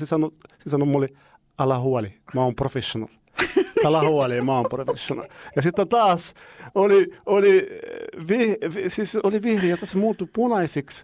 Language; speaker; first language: Finnish; non-native, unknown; Arabic